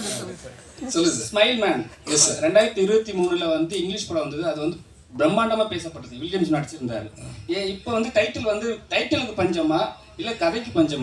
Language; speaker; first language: Tamil; native; Tamil